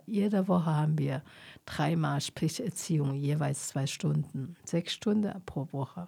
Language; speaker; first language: German; non-native, fluent; Chinese